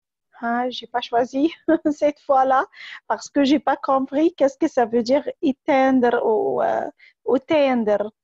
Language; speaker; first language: French; non-native, fluent; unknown